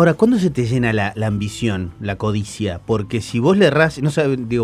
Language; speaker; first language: Spanish; native; Spanish